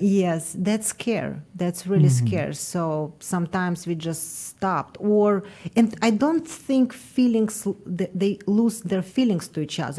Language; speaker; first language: English; non-native, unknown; Russian